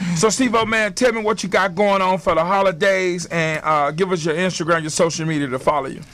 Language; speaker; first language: English; native; English